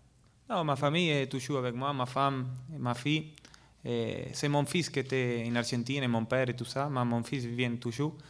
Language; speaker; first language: French; non-native, learner; Spanish